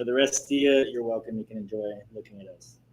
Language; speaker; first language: English; native; English